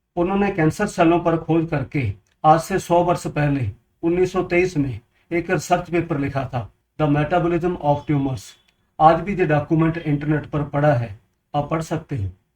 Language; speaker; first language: Hindi; non-native, local second language; Punjabi